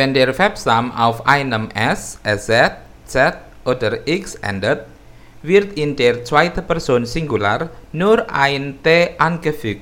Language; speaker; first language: German; non-native, fluent; Indonesian